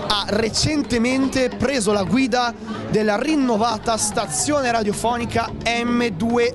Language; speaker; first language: Italian; native; Italian